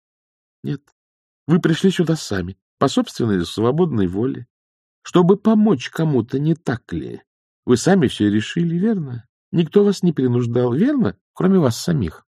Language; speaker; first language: Russian; native; Russian